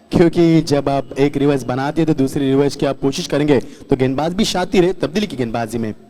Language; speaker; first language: Hindi; non-native, local second language; Marathi